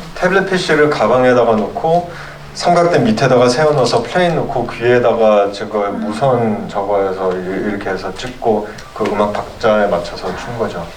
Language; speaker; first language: Korean; early bilingual, heritage; Korean